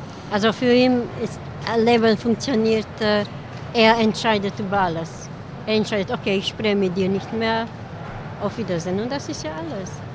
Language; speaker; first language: German; non-native, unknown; Hungarian